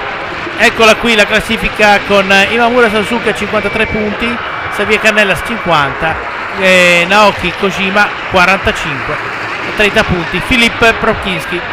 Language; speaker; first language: Italian; native; Italian